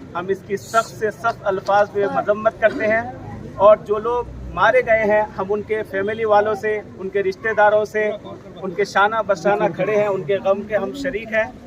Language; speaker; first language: Urdu; native; Urdu